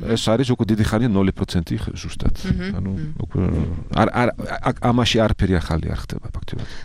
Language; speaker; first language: Georgian; non-native, fluent; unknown